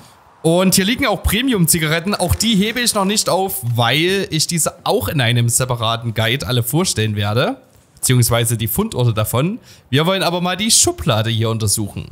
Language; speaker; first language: German; native; German